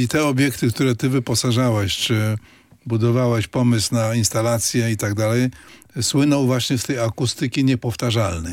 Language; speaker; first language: Polish; native; Polish